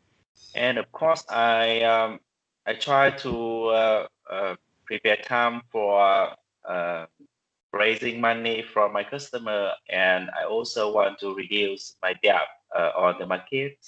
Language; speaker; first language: English; non-native, learner; Vietnamese